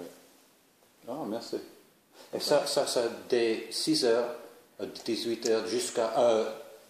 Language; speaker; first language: French; non-native, learner; English